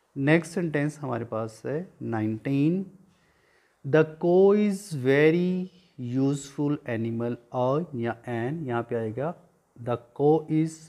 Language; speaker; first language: Hindi; non-native, local second language; Punjabi